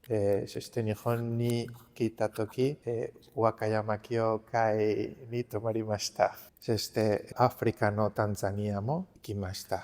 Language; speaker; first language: Japanese; non-native, learner; Spanish